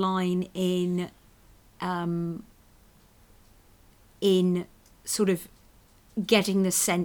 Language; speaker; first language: English; native; English